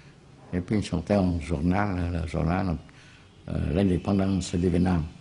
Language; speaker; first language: French; non-native, fluent; Vietnamese